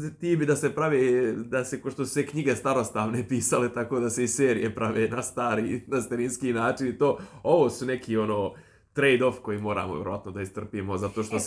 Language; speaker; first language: Serbian; native; Serbian